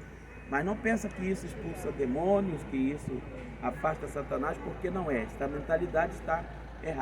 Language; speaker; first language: Portuguese; native; Portuguese